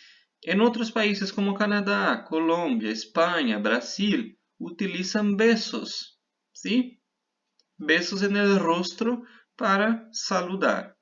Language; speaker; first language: Spanish; non-native, fluent; Portuguese